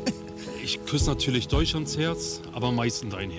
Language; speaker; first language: German; early bilingual, other home language; Kurdish